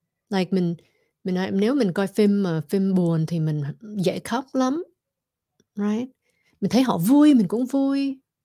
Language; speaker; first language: Vietnamese; early bilingual, heritage; Vietnamese